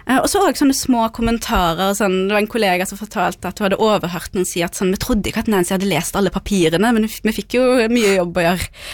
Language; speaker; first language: Norwegian; early bilingual, other home language; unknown